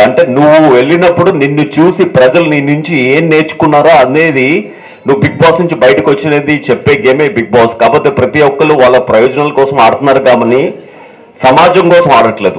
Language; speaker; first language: Telugu; native; Telugu